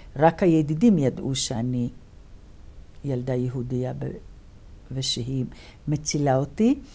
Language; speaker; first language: Hebrew; early bilingual, other home language; Polish